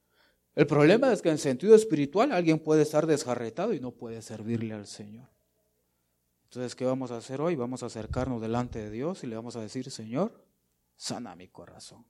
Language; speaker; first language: Spanish; native; Spanish